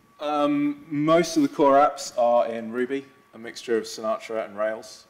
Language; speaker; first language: English; native; English